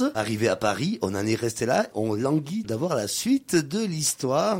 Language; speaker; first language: French; native; French